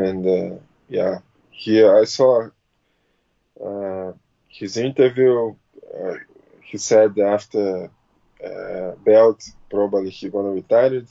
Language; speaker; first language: English; non-native, learner; Portuguese